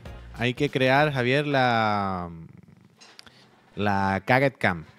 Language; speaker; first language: Spanish; native; Spanish